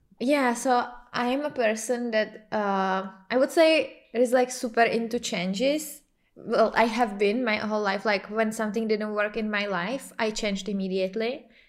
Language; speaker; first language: English; non-native, fluent; Czech